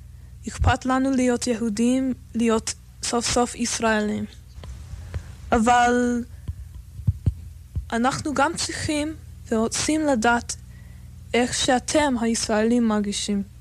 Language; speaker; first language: Hebrew; non-native, fluent; English